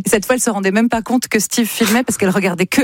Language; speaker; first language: French; native; French